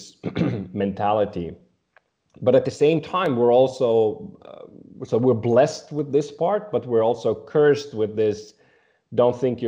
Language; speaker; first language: English; non-native, fluent; Swedish